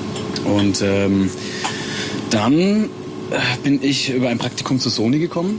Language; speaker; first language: German; native; German